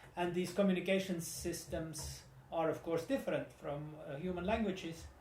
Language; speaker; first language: English; non-native, fluent; Estonian